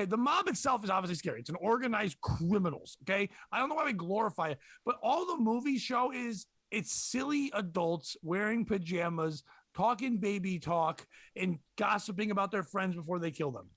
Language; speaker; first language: English; native; English